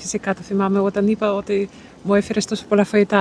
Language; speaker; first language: Greek; non-native, learner; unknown